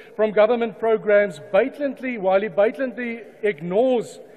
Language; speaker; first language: English; non-native, local second language; Afrikaans